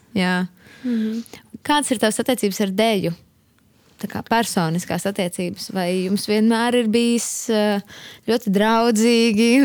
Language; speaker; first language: Latvian; native; Latvian